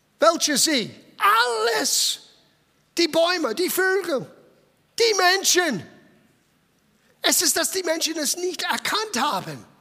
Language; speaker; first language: German; non-native, fluent; English